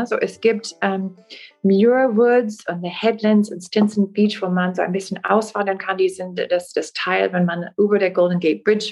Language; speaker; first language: German; non-native, fluent; English